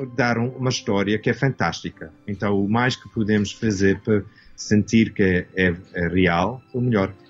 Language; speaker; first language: Portuguese; early bilingual, heritage; English